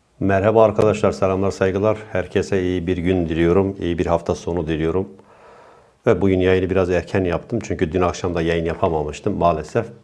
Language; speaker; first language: Turkish; non-native, local second language; Kurdish